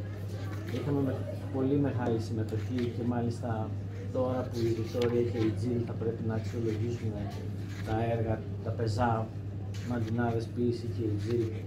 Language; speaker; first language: Greek; native; Greek